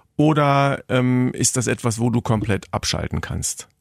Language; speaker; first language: German; native; German